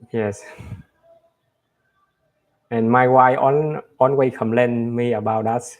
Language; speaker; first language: English; non-native, learner; Vietnamese